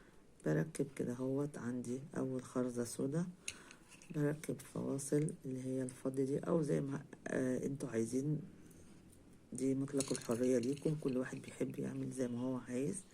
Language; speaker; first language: Arabic; native; Arabic